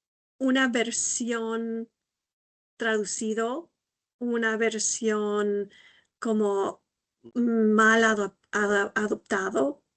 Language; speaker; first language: Spanish; non-native, fluent; English